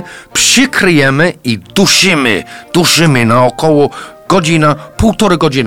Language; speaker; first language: Polish; non-native, fluent; English